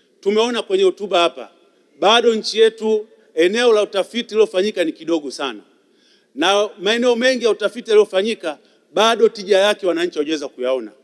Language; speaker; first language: Swahili; native; Swahili